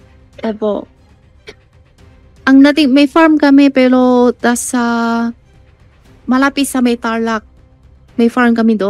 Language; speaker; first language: Filipino; non-native, learner; Chinese